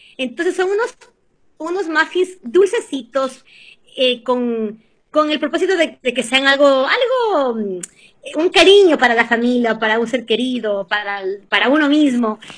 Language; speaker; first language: Spanish; early bilingual, heritage; Spanish